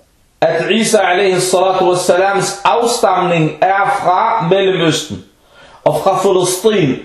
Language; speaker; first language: Danish; non-native, fluent; Arabic